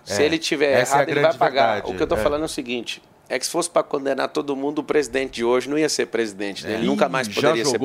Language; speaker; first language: Portuguese; native; Portuguese